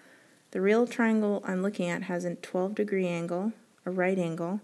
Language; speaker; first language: English; native; English